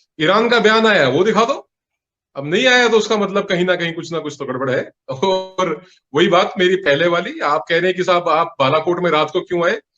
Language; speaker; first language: Hindi; non-native, local second language; Punjabi